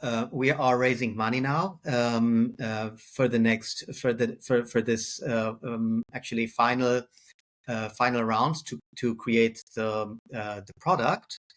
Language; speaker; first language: English; non-native, fluent; German